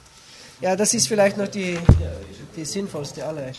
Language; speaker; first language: German; native; German